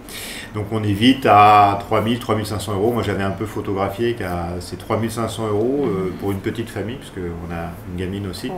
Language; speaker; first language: French; native; French